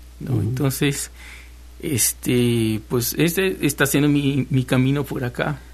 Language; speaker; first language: Spanish; non-native, fluent; Portuguese